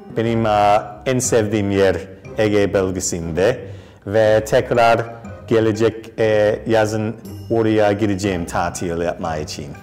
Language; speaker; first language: Turkish; non-native, learner; English